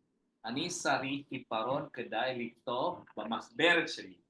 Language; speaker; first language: Hebrew; non-native, fluent; Indonesian